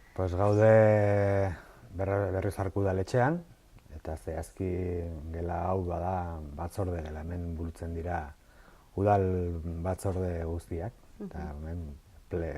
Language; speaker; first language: Basque; non-native, local second language; Spanish